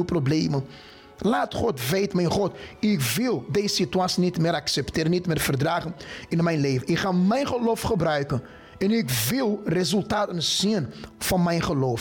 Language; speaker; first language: Dutch; non-native, fluent; Portuguese